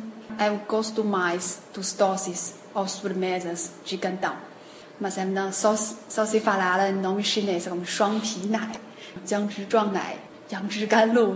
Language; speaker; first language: Portuguese; non-native, fluent; Chinese